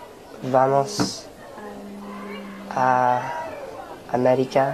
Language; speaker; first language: Spanish; non-native, learner; English